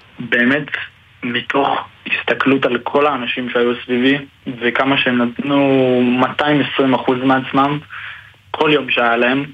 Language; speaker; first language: Hebrew; native; Hebrew